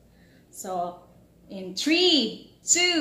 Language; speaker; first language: English; non-native, local second language; Filipino